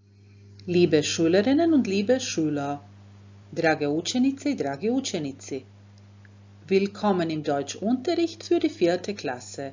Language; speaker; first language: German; non-native, fluent; Croatian